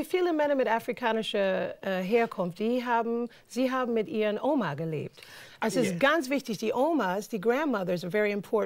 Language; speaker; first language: German; non-native, fluent; English